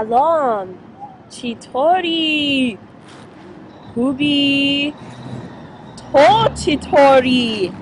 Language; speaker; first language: Persian; non-native, learner; English